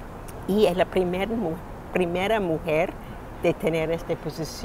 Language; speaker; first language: Spanish; non-native, fluent; English